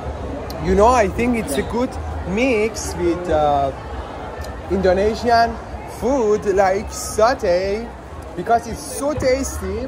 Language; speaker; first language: English; non-native, learner; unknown